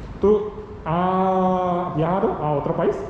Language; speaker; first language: Spanish; non-native, learner; Korean